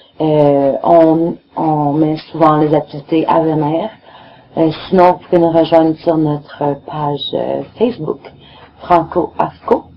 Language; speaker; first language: French; native; French